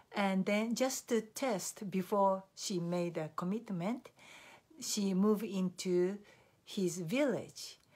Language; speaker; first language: English; non-native, fluent; Japanese